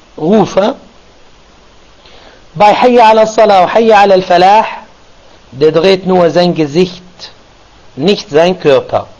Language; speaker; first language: German; non-native, fluent; Arabic